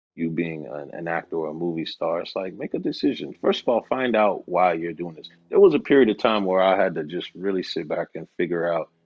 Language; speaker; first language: English; native; English